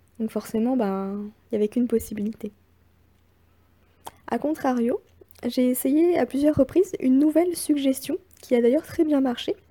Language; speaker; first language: French; native; French